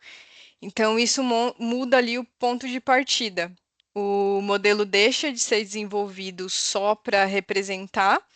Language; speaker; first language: Portuguese; native; Portuguese